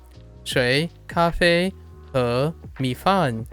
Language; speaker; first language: Chinese; non-native, learner; English